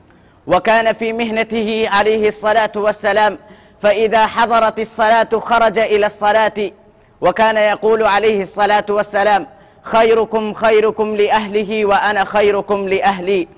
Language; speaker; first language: Arabic; non-native, learner; Urdu